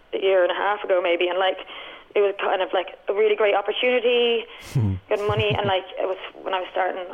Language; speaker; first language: English; native; English